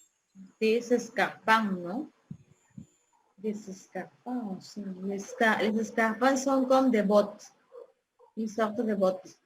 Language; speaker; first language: French; non-native, fluent; Spanish